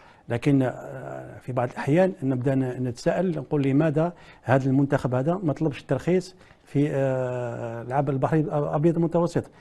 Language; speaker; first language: Arabic; native; Arabic